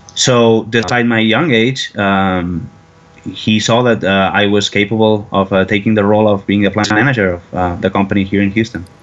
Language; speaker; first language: English; non-native, fluent; Spanish